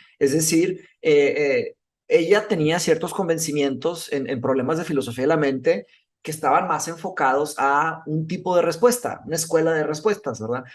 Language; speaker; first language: Spanish; early bilingual, other home language; Portuguese